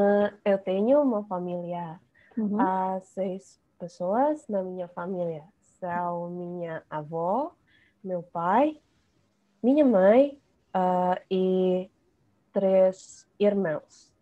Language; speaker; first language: Portuguese; non-native, learner; Indonesian